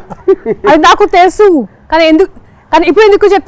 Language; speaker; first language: Telugu; non-native, fluent; Hindi